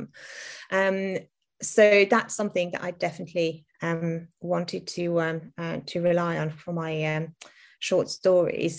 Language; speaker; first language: English; non-native, fluent; French